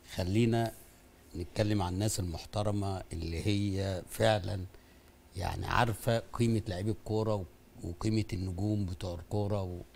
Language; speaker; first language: Arabic; native; Arabic